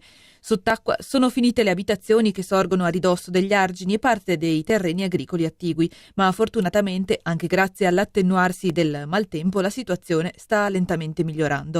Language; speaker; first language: Italian; native; Italian